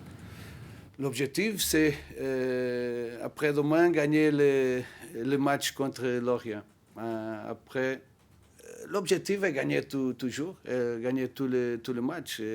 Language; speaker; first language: French; non-native, learner; Portuguese